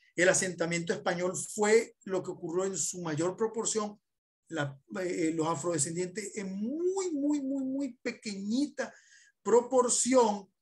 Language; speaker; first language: Spanish; native; Spanish